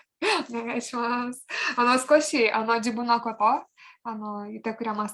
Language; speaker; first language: Japanese; non-native, fluent; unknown